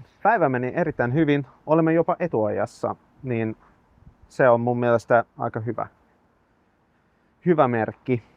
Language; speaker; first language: Finnish; non-native, fluent; Swedish